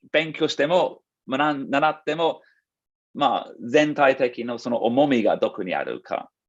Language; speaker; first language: Japanese; non-native, fluent; English